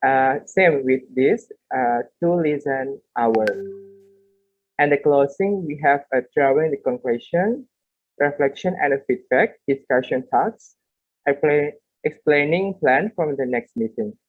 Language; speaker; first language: English; non-native, learner; Indonesian